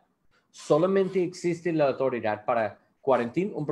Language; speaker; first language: Spanish; non-native, learner; English